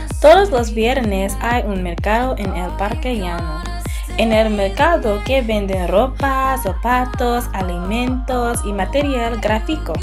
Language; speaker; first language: Spanish; non-native, learner; English